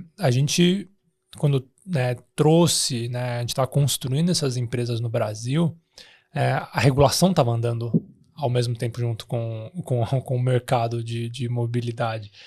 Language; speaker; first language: Portuguese; early bilingual, other home language; Chinese